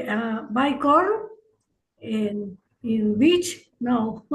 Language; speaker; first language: English; non-native, learner; Spanish